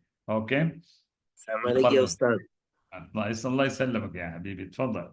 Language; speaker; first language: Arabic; non-native, fluent; Malayalam